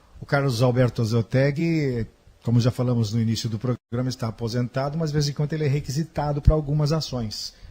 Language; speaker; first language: Portuguese; native; Portuguese